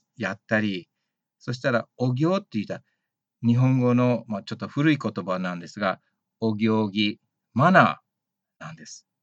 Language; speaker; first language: Japanese; early bilingual, heritage; Japanese